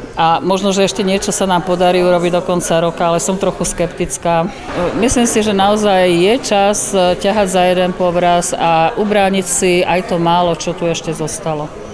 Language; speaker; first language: Slovak; native; Slovak